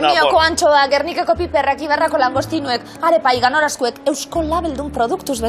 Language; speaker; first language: Basque; native; Basque